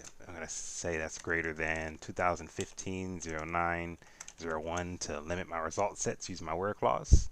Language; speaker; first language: English; native; English